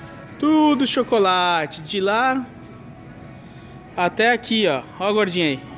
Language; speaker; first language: Portuguese; native; Portuguese